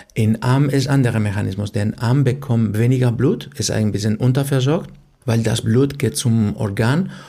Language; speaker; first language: German; non-native, fluent; Spanish